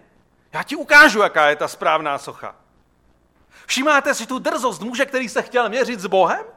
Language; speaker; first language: Czech; native; Czech